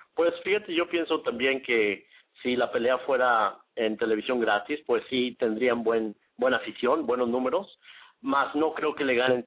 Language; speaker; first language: Spanish; native; Spanish